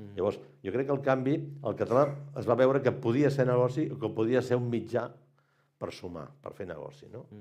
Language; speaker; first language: Catalan; native; Catalan